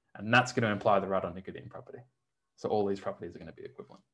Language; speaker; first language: English; native; English